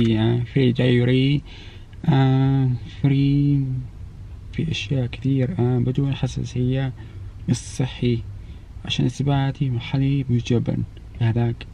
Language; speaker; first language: Arabic; non-native, learner; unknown